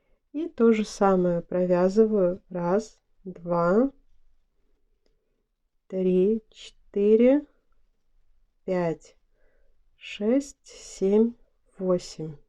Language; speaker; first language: Russian; native; Russian